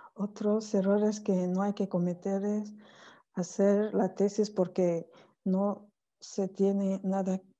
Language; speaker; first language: Spanish; non-native, fluent; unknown